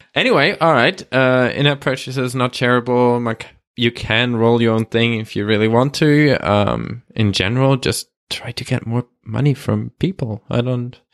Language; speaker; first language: English; non-native, fluent; German